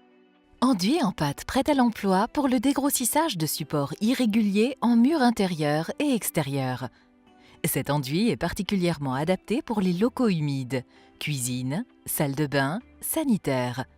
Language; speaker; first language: French; native; French